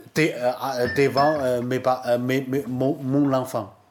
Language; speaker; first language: French; non-native, learner; Chinese